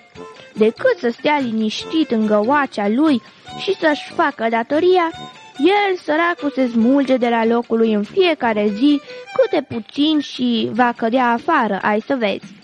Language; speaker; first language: Romanian; native; Romanian